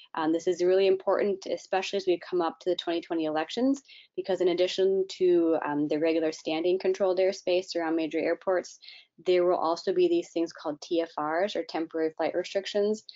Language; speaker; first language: English; native; English